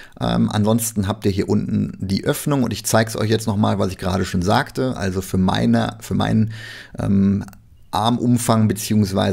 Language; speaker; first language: German; native; German